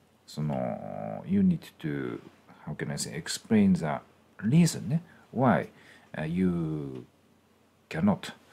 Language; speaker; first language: English; non-native, fluent; Japanese